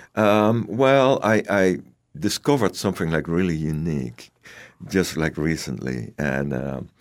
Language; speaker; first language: English; non-native, fluent; Dutch